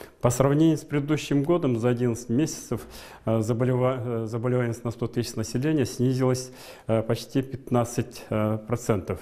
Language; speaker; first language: Russian; non-native, local second language; Kazakh